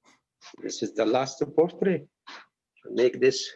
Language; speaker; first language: English; non-native, learner; Arabic